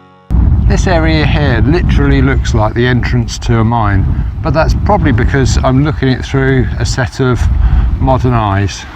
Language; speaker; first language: English; native; English